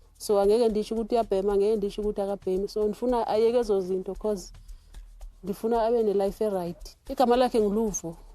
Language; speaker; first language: Zulu; non-native, local second language; Xhosa